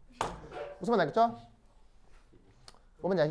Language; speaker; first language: Korean; native; Korean